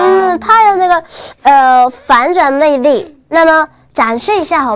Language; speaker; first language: Chinese; non-native, fluent; Korean